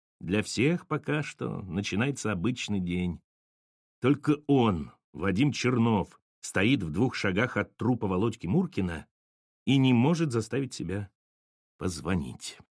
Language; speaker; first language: Russian; native; Russian